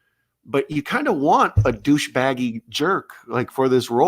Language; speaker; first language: English; native; English